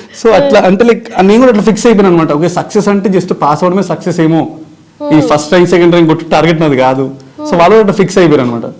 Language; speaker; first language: Telugu; native; Telugu